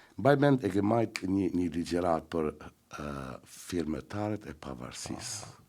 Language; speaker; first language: Albanian; native; Albanian